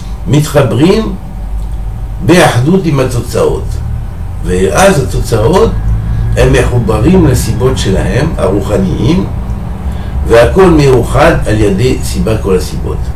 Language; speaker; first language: Hebrew; non-native, fluent; French